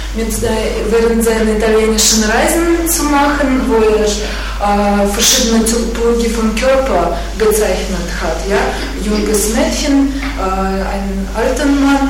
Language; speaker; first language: German; non-native, fluent; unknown